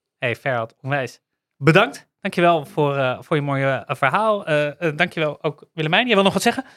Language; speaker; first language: Dutch; native; Dutch